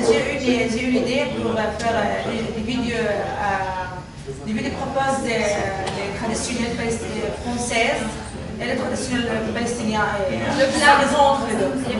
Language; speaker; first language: French; non-native, learner; Arabic